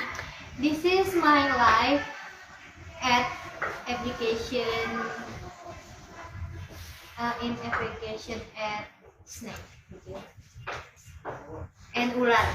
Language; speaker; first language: English; non-native, learner; Indonesian